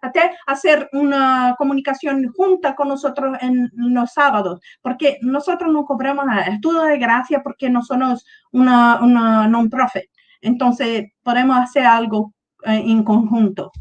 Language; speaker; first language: Spanish; non-native, learner; Portuguese